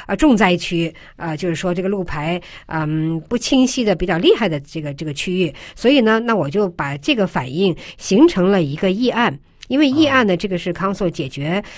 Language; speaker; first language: Chinese; native; Chinese